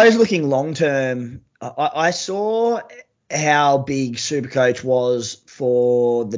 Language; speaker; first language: English; native; English